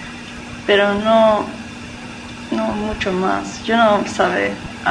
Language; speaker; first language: Spanish; non-native, learner; English